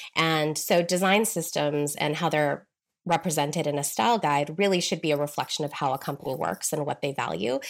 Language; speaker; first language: English; native; English